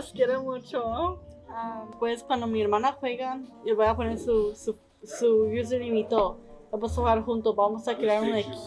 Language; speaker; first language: Spanish; early bilingual, heritage; Spanish